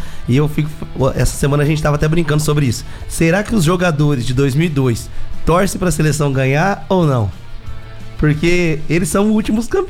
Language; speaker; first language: Portuguese; native; Portuguese